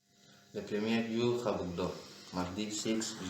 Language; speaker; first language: French; non-native, learner; Spanish